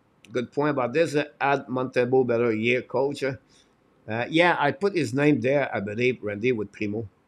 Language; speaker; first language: English; non-native, fluent; French